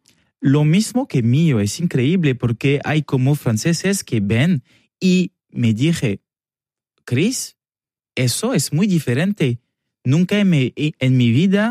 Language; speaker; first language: Spanish; non-native, learner; French